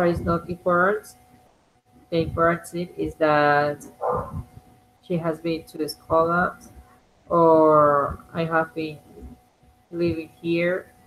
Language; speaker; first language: English; non-native, learner; Spanish